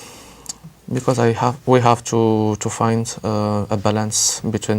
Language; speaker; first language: English; non-native, learner; French